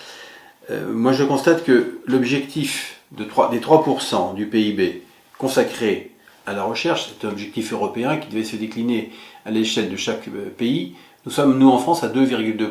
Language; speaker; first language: French; native; French